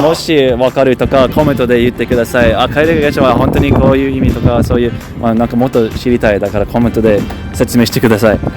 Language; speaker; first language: Japanese; non-native, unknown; English